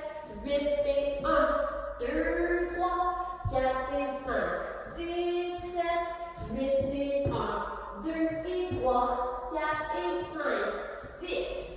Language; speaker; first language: French; native; French